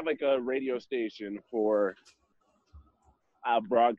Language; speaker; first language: English; native; English